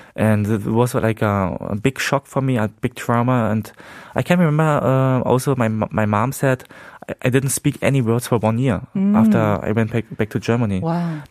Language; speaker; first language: English; early bilingual, heritage; Korean